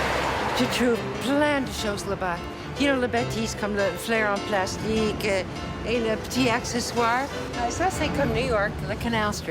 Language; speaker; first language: French; non-native, learner; English